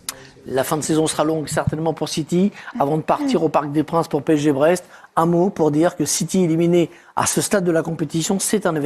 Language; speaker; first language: French; native; French